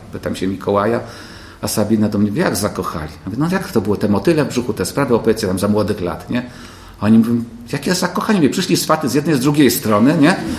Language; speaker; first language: Polish; native; Polish